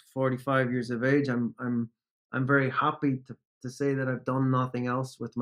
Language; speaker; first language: English; native; English